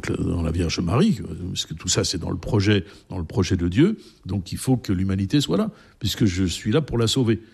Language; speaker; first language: French; native; French